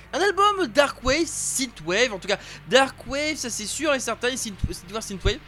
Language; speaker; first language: French; native; French